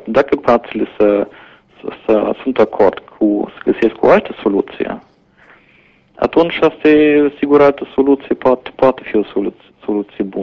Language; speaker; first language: Romanian; non-native, fluent; German